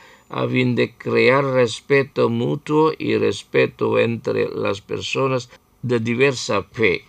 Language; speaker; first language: Spanish; non-native, fluent; Indonesian